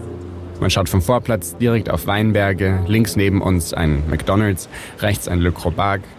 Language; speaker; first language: German; native; German